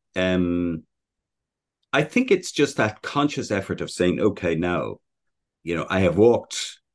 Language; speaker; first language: English; native; English